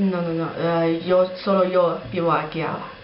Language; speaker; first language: Spanish; non-native, learner; Chinese